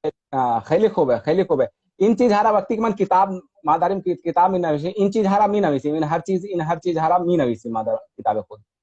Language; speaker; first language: Persian; non-native, fluent; Hindi